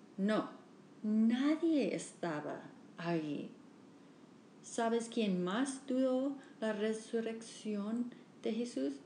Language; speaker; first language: Spanish; non-native, learner; English